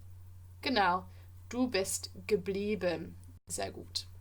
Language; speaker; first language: German; non-native, fluent; English